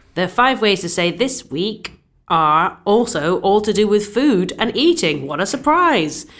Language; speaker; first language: English; native; English